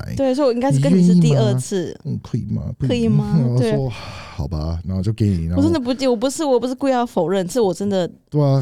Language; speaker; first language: Chinese; non-native, fluent; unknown